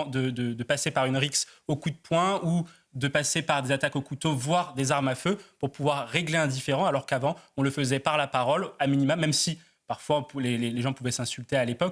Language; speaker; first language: French; native; French